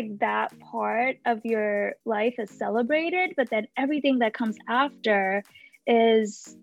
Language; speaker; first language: English; non-native, local second language; Sinhala